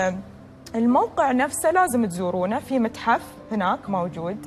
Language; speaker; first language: Arabic; native; Arabic